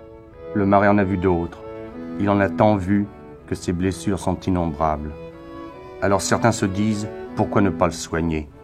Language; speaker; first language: French; native; French